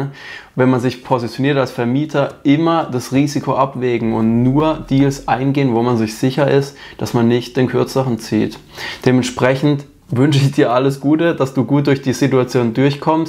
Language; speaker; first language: German; native; German